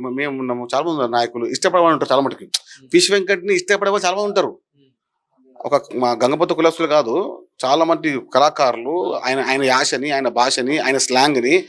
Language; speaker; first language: Telugu; native; Telugu